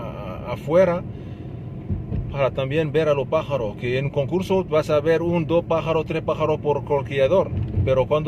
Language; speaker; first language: Spanish; non-native, fluent; Arabic